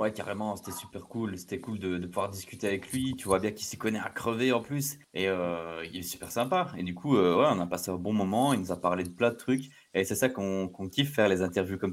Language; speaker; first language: French; native; French